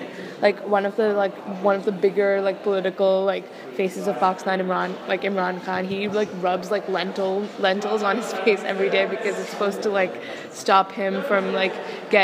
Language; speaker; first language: English; non-native, local second language; Punjabi